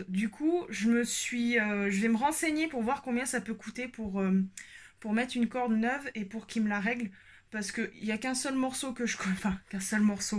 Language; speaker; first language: French; native; French